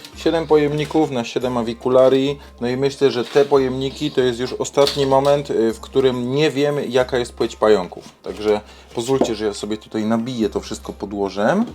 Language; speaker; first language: Polish; native; Polish